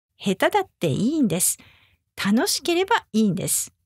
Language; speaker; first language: Japanese; native; Japanese